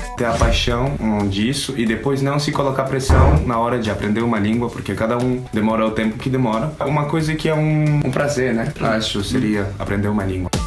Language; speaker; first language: Portuguese; non-native, fluent; Russian